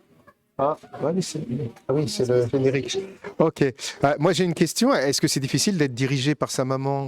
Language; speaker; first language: French; native; French